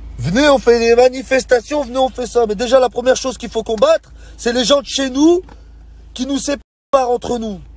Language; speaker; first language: French; early bilingual, other home language; Arabic